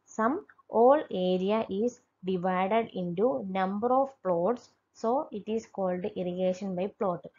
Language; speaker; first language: English; non-native, local second language; Malayalam